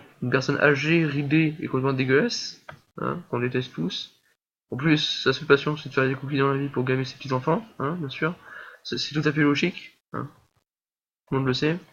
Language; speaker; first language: French; native; French